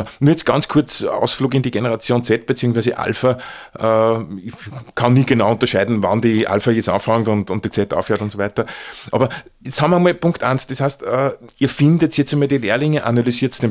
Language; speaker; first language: German; native; German